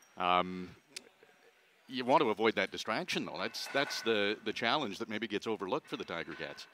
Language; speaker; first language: English; native; English